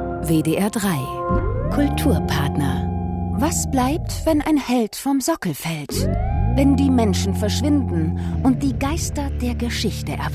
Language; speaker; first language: German; native; German